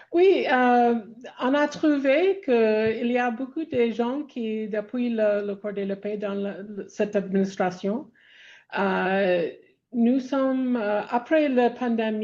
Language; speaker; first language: French; non-native, fluent; English